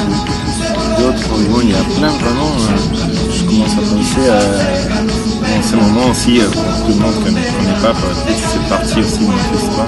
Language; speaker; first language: French; non-native, fluent; Spanish